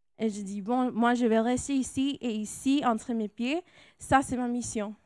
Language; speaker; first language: French; non-native, fluent; English